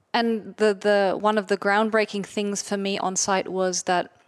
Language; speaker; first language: English; non-native, fluent; German